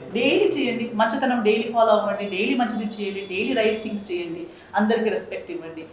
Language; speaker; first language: Telugu; non-native, fluent; Konkani